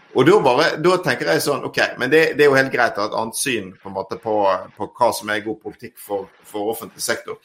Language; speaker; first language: Norwegian; native; Norwegian